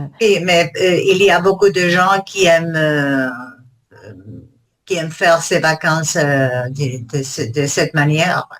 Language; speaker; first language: French; non-native, learner; Spanish